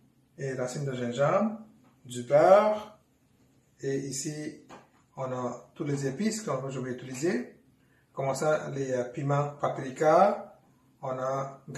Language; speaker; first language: French; non-native, fluent; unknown